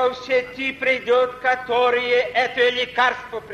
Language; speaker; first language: Russian; non-native, fluent; Polish